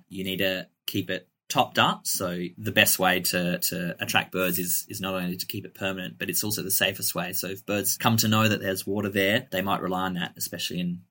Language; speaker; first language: English; native; English